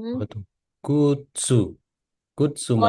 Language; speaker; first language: Japanese; non-native, learner; Indonesian